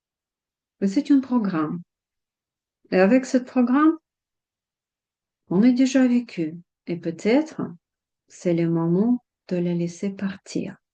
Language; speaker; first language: French; non-native, fluent; Russian